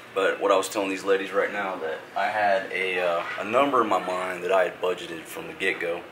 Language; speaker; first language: English; native; English